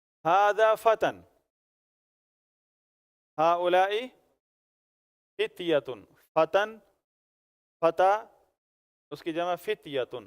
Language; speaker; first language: Arabic; non-native, fluent; Urdu